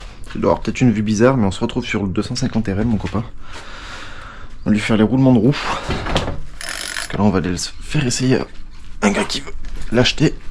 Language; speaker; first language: French; native; French